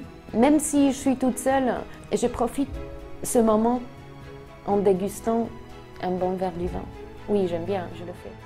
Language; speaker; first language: French; non-native, fluent; Polish